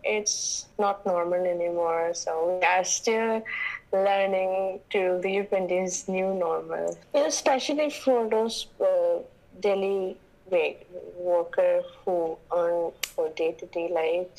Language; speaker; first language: English; non-native, local second language; Manipuri